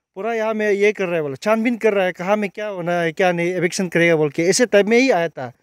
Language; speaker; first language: Hindi; non-native, local second language; Nyishi